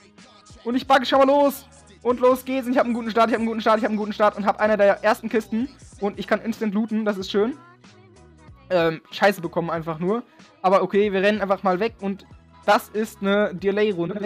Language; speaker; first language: German; native; German